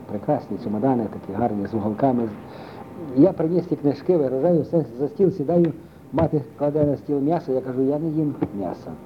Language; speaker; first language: Ukrainian; native; Ukrainian